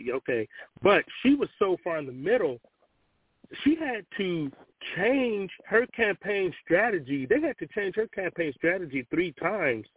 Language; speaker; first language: English; native; English